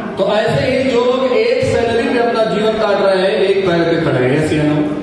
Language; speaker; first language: Hindi; native; Hindi